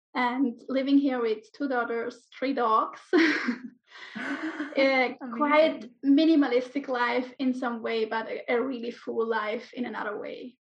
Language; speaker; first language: English; non-native, fluent; German